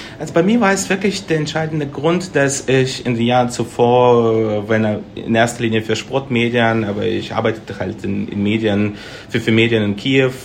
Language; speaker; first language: German; non-native, fluent; Russian